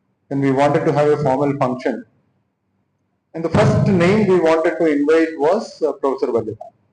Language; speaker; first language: English; non-native, local second language; Malayalam